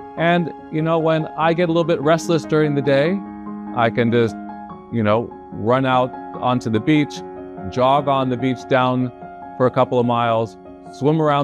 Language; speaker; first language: English; native; English